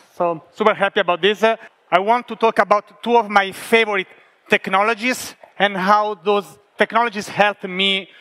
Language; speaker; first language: English; non-native, fluent; Italian